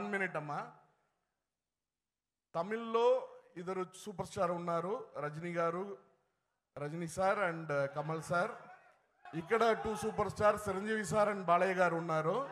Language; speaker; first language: Telugu; non-native, learner; Tamil